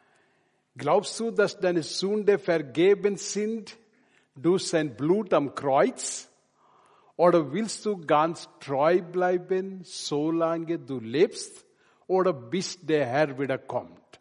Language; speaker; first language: German; non-native, learner; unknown